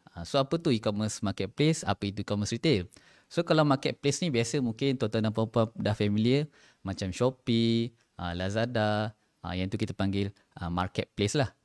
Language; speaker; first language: Malay; native; Malay